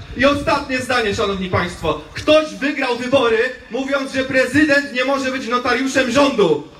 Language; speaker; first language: Polish; early bilingual, heritage; Polish